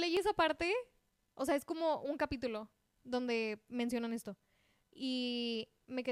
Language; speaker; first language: Spanish; native; Spanish